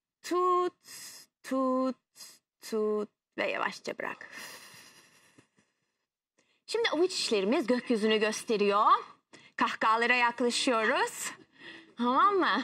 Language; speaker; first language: Turkish; native; Turkish